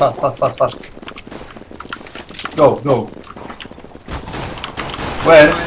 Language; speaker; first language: English; non-native, learner; Polish